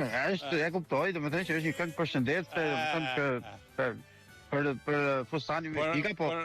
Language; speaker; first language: Albanian; native; Albanian